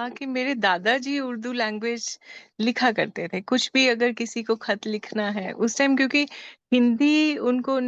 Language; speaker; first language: Hindi; native; Hindi